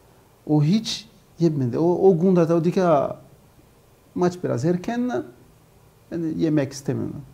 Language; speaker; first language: Turkish; non-native, learner; Portuguese